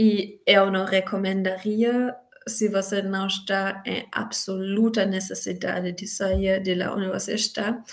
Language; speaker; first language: Portuguese; non-native, fluent; German